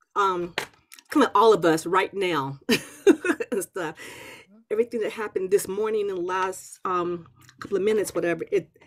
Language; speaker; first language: English; native; English